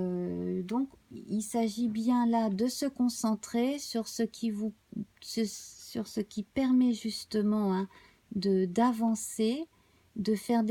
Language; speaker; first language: French; native; French